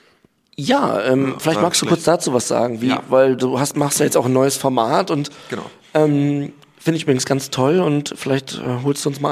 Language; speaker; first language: German; native; German